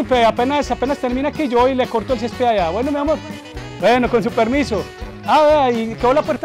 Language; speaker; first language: Spanish; native; Spanish